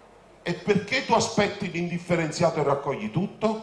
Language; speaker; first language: Italian; native; Italian